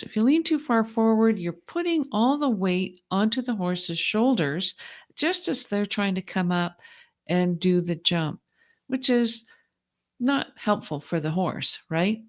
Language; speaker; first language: English; native; English